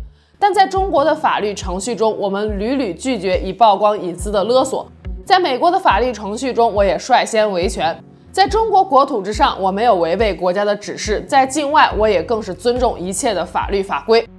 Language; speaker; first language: Chinese; native; Chinese